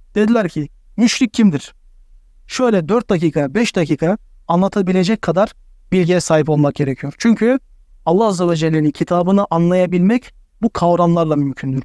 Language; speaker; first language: Turkish; native; Turkish